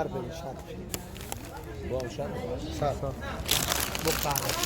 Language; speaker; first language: Turkish; non-native, learner; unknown